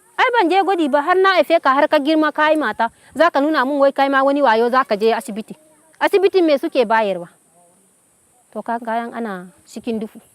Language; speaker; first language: Hausa; non-native, local second language; Fula